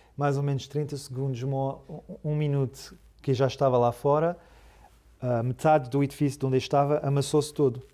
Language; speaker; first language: Portuguese; early bilingual, heritage; Portuguese